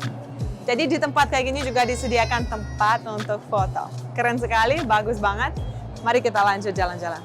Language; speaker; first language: Indonesian; non-native, fluent; Russian